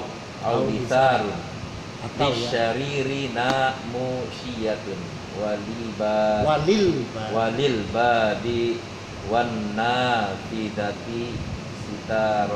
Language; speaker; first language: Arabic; non-native, learner; Indonesian